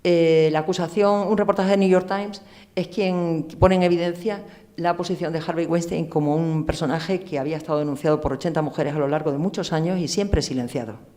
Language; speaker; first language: Spanish; native; Spanish